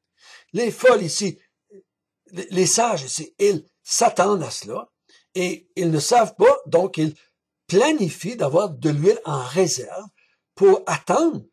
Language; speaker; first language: French; native; French